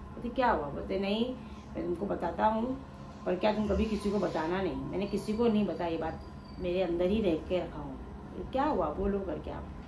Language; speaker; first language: Hindi; non-native, local second language; Marathi